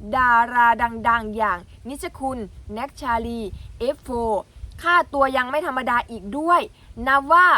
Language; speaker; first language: Thai; non-native, local second language; Northeastern Thai